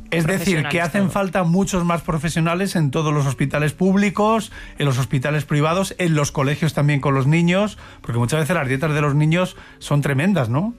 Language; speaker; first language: Spanish; native; Spanish